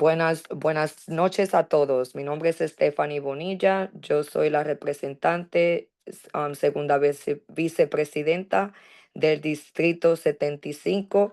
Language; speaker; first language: Spanish; early bilingual, heritage; Spanish